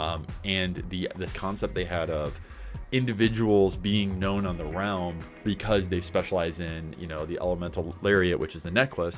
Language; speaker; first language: English; native; English